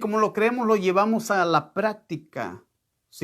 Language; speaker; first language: Spanish; native; Spanish